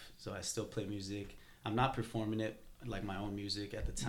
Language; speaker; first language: English; native; English